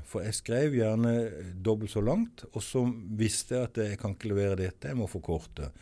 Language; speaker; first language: Norwegian; native; Norwegian